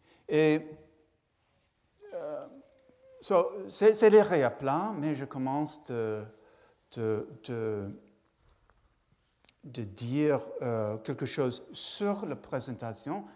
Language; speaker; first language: French; non-native, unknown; English